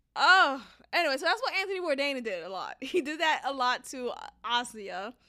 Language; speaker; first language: English; native; English